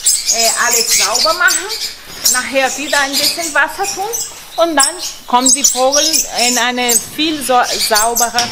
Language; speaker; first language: German; non-native, learner; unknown